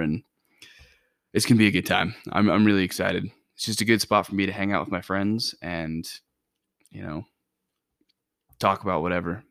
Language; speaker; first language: English; native; English